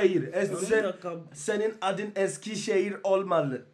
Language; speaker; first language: Turkish; non-native, learner; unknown